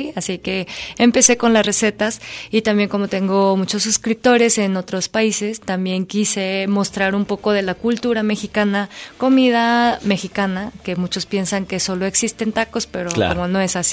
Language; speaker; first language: Spanish; non-native, fluent; Korean